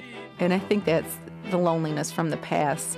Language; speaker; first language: English; native; English